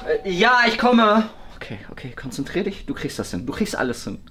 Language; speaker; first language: German; native; German